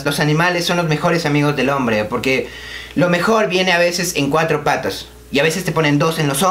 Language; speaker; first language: Spanish; native; Spanish